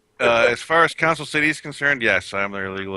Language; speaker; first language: English; native; English